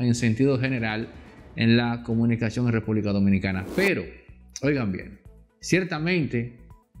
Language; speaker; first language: Spanish; native; Spanish